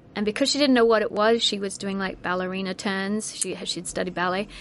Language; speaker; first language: English; native; English